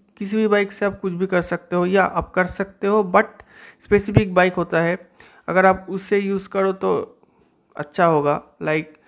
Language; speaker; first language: Hindi; non-native, local second language; Bangla